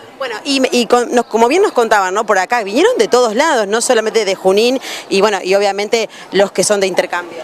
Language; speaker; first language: Spanish; native; Spanish